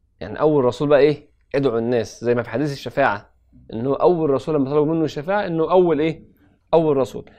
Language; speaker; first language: Arabic; native; Arabic